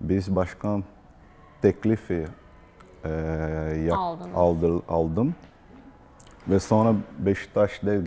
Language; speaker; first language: Turkish; non-native, learner; Portuguese